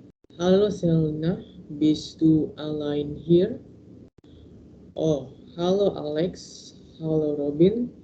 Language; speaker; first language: German; non-native, learner; Indonesian